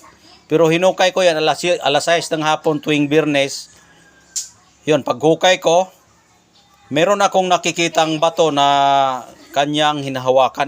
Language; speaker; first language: Filipino; non-native, local second language; Cebuano